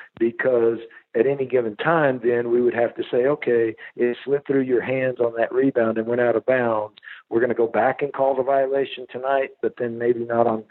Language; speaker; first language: English; native; English